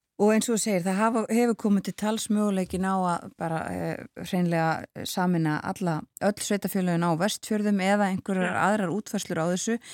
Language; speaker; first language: Icelandic; native; Icelandic